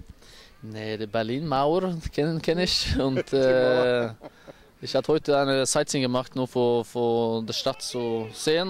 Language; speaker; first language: German; non-native, learner; Norwegian